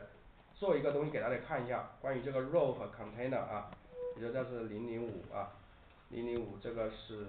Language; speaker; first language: Chinese; native; Chinese